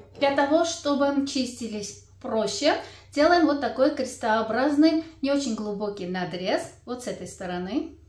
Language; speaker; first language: Russian; non-native, local second language; Armenian